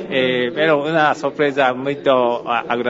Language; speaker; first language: Spanish; non-native, fluent; Japanese